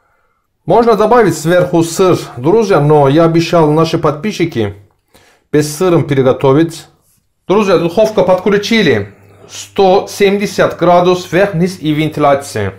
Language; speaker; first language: Russian; non-native, learner; Turkish